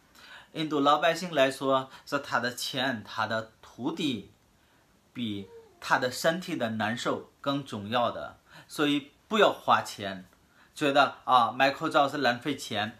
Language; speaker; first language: Chinese; non-native, fluent; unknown